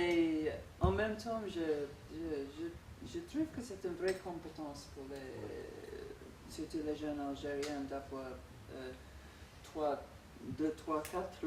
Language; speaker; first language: French; non-native, fluent; English